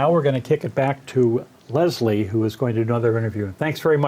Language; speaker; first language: English; native; English